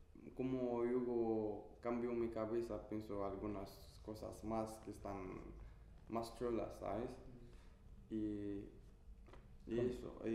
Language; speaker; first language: Spanish; non-native, learner; Arabic